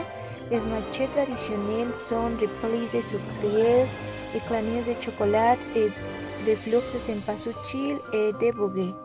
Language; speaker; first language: French; non-native, learner; Spanish